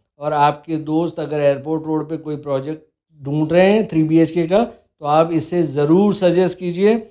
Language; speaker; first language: Hindi; non-native, local second language; Gujarati